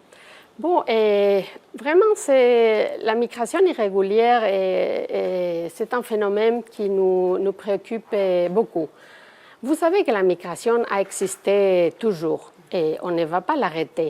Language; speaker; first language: French; non-native, fluent; Spanish